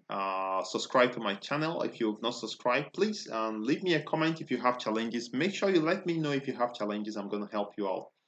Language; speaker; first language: English; non-native, local second language; Igbo